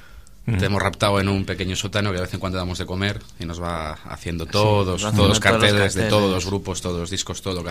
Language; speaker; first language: Spanish; native; Spanish